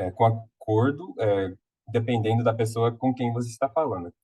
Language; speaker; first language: Portuguese; non-native, fluent; English